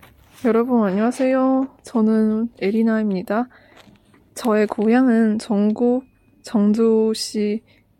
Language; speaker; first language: Korean; non-native, learner; Chinese